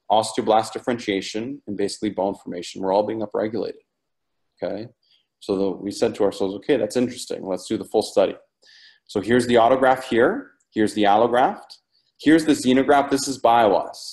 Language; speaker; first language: English; native; English